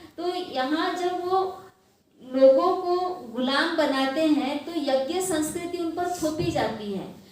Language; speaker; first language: Hindi; non-native, local second language; Marathi